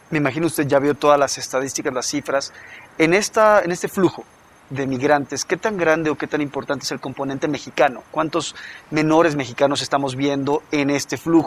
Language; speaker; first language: Spanish; native; Spanish